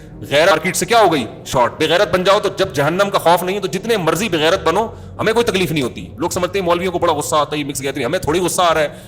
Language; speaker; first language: Urdu; native; Urdu